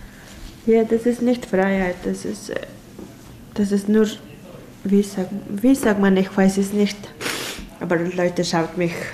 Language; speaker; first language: German; non-native, learner; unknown